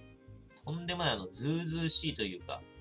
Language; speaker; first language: Japanese; native; Japanese